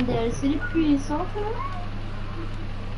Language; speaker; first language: French; non-native, local second language; Réunion Creole French